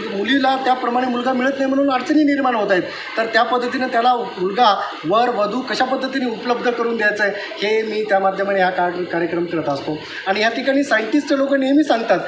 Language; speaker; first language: Marathi; non-native, local second language; Lambadi